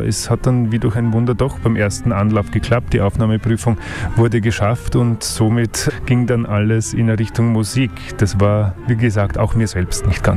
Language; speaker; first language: German; native; German